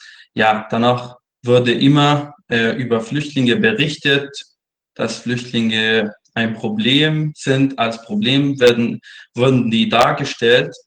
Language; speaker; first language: German; non-native, fluent; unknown